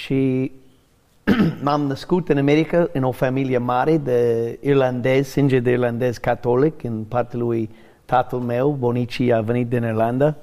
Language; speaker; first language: Romanian; non-native, learner; English